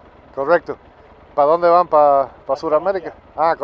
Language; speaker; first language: Spanish; early bilingual, heritage; Spanish